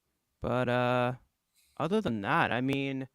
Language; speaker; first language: English; native; English